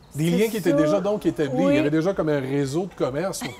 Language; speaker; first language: French; native; French